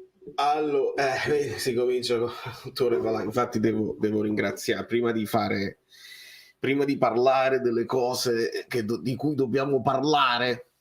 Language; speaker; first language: Italian; native; Italian